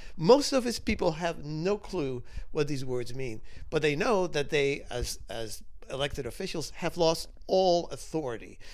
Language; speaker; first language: English; early bilingual, other home language; Spanish